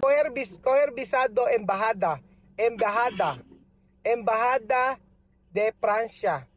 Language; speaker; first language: Spanish; non-native, learner; Filipino